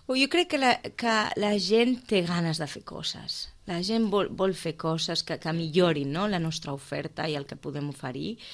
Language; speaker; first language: Catalan; native; Catalan